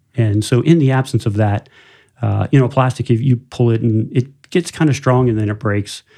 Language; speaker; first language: English; native; English